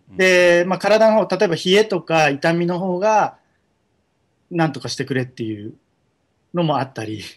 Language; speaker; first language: Japanese; native; Japanese